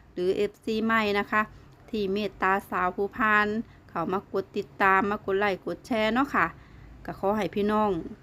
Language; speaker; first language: Thai; non-native, local second language; Northeastern Thai